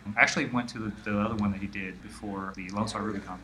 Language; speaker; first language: English; native; English